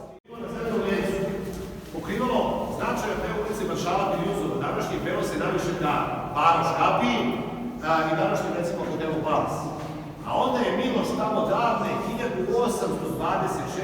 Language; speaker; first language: Bosnian; native; Bosnian